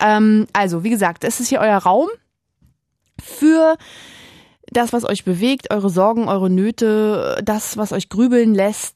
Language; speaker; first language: German; native; German